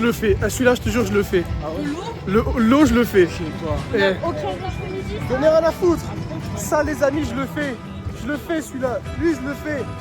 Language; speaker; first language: French; native; French